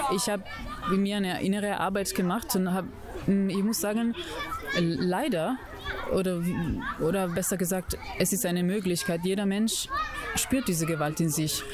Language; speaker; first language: German; non-native, fluent; Italian